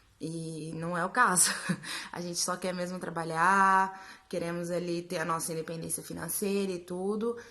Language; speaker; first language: Portuguese; native; Portuguese